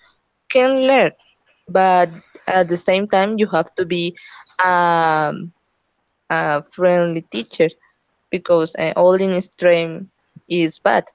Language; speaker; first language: English; non-native, learner; Spanish